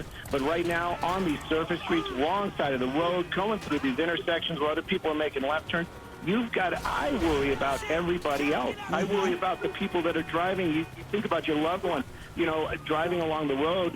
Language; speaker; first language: English; native; English